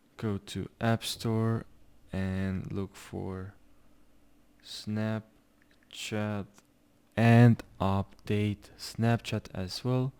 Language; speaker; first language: English; non-native, fluent; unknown